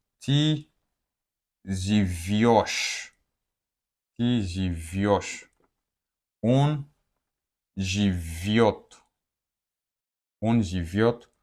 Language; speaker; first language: Russian; non-native, fluent; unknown